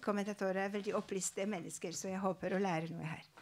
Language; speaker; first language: Norwegian; non-native, fluent; Polish